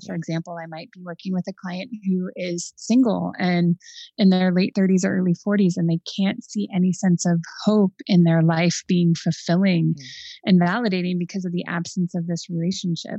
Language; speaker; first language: English; native; English